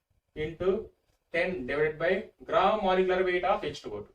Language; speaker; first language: English; non-native, local second language; Telugu